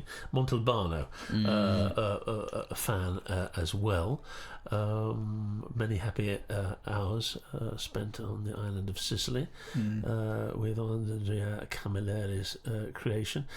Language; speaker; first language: English; native; English